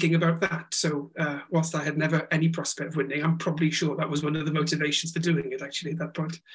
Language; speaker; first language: English; non-native, local second language; Welsh